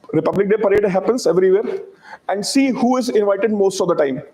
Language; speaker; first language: English; non-native, local second language; Hindi